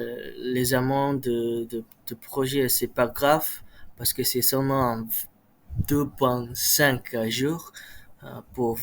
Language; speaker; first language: French; non-native, learner; Malay